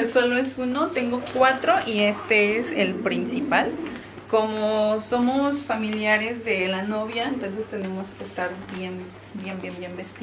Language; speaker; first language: Spanish; native; Spanish